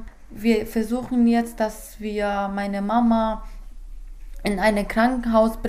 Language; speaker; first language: German; non-native, fluent; Persian